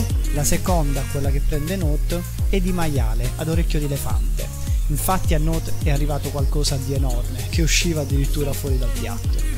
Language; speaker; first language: Italian; native; Italian